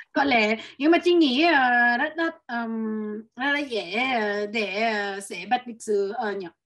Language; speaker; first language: Vietnamese; non-native, learner; French